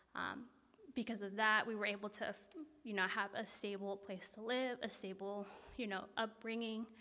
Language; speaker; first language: English; native; English